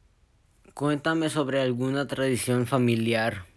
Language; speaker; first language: Spanish; early bilingual, heritage; Spanish